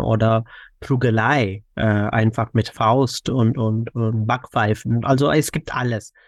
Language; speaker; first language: German; non-native, fluent; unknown